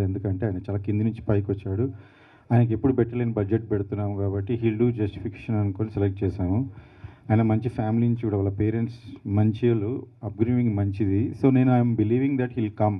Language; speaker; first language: Telugu; native; Telugu